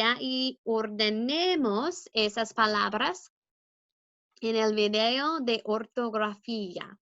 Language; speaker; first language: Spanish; non-native, fluent; English